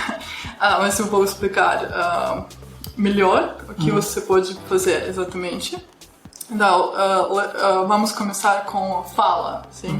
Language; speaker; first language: Portuguese; non-native, fluent; Russian